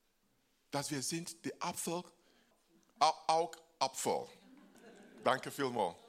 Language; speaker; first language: German; non-native, fluent; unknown